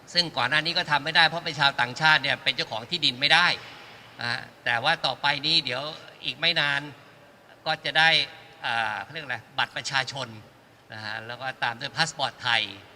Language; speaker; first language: Thai; native; Thai